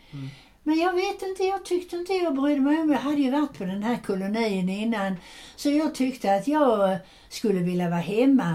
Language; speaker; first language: Swedish; native; Swedish